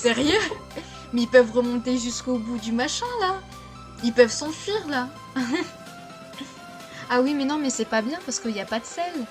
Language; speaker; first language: French; native; French